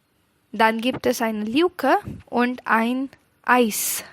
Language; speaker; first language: German; non-native, fluent; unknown